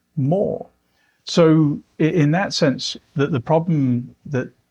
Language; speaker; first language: English; native; English